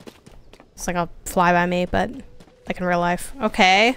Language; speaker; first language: English; native; English